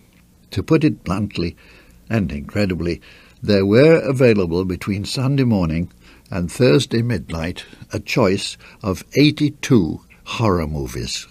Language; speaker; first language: English; native; English